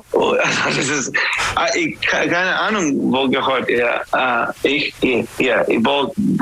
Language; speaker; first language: German; non-native, learner; English